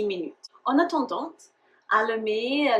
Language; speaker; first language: French; non-native, learner; English